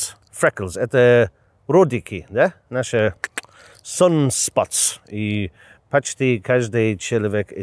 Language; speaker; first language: Russian; non-native, learner; English